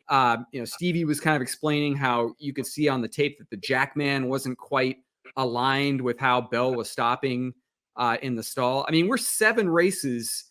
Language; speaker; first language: English; native; English